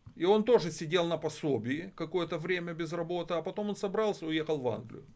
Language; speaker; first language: Russian; native; Russian